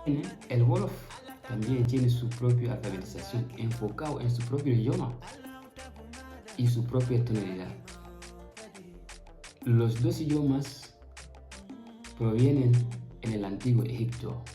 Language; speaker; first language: Spanish; non-native, fluent; Fula